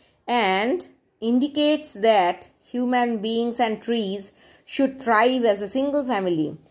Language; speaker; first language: English; non-native, local second language; Bangla